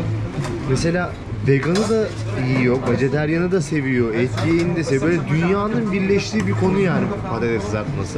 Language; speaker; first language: Turkish; native; Turkish